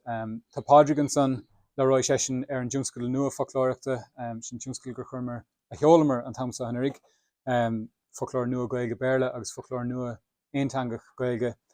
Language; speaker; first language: Irish; native; Irish